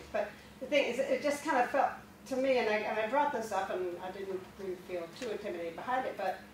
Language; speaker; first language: English; native; English